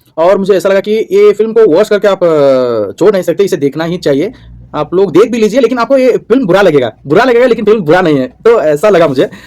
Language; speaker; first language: Hindi; non-native, local second language; Kannada